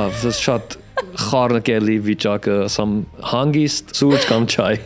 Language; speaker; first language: Armenian; early bilingual, heritage; Armenian